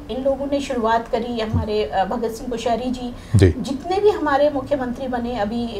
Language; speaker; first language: Hindi; native; Hindi